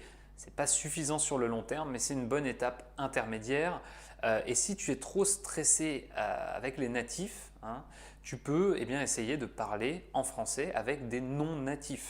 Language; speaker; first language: French; native; French